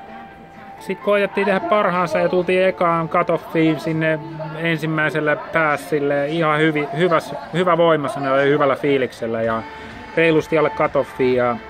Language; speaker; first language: Finnish; native; Finnish